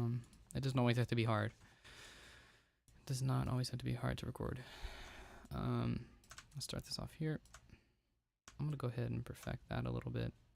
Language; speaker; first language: English; native; English